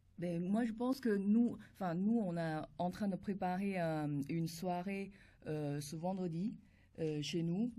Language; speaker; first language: French; non-native, fluent; Chinese